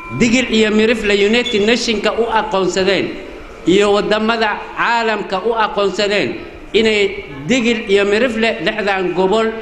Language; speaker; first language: Somali; native; Somali